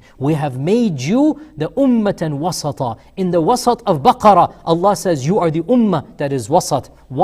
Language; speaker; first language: English; native; English